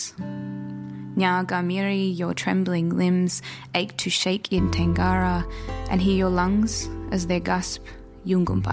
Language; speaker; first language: English; native; English